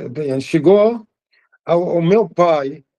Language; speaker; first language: Portuguese; non-native, fluent; Arabic